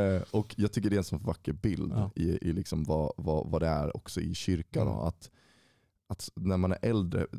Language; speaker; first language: Swedish; native; Swedish